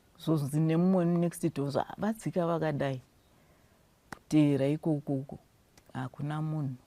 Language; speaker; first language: Shona; non-native, local second language; North Ndebele